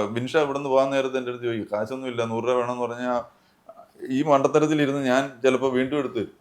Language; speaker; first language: Malayalam; native; Malayalam